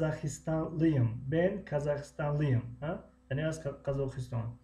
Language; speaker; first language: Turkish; non-native, fluent; Tajik